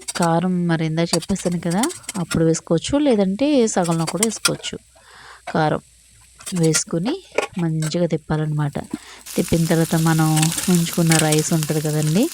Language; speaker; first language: Telugu; native; Telugu